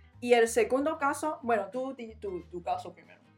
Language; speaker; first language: Spanish; non-native, learner; Chinese